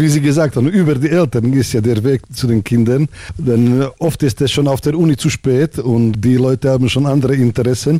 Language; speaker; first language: German; non-native, fluent; Slovak